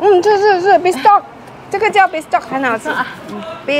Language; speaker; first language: Chinese; non-native, fluent; Indonesian